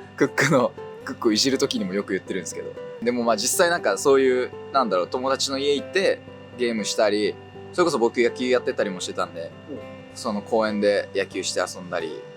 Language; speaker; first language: Japanese; native; Japanese